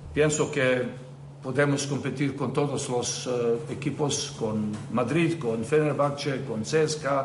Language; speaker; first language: Spanish; non-native, learner; Serbian